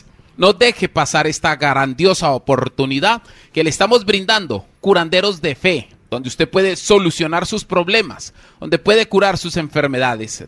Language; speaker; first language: Spanish; native; Spanish